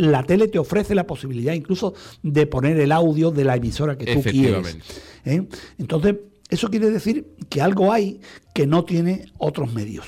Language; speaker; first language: Spanish; native; Spanish